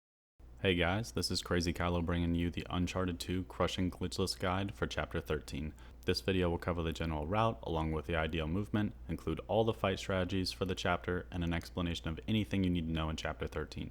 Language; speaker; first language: English; native; English